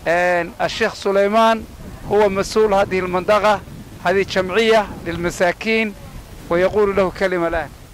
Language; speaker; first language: Arabic; non-native, learner; Somali